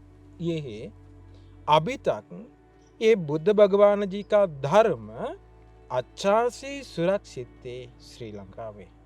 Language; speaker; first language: Hindi; non-native, learner; Sinhala